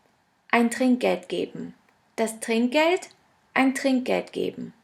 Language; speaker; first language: German; non-native, fluent; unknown